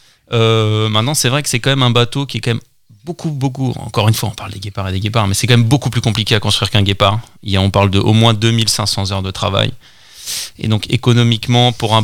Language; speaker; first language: French; native; French